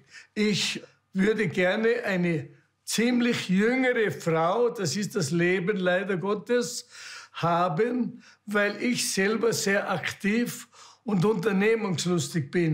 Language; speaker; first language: German; native; German